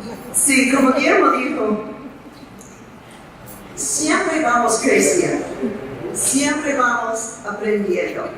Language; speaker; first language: Spanish; non-native, fluent; English